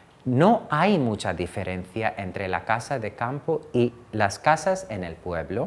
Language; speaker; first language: Spanish; non-native, fluent; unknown